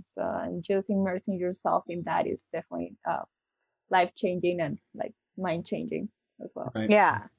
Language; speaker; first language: English; non-native, fluent; Spanish